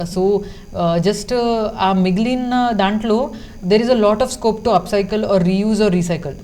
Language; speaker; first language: Telugu; early bilingual, heritage; Telugu